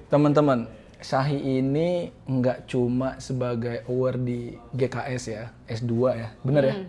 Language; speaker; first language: Indonesian; native; Indonesian